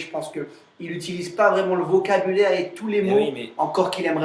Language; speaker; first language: French; native; French